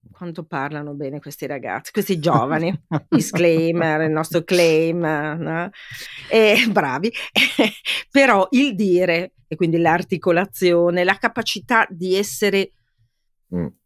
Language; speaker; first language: Italian; native; Italian